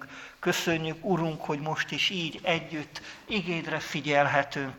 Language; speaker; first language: Hungarian; native; Hungarian